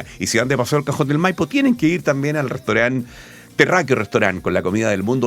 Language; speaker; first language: Spanish; native; Spanish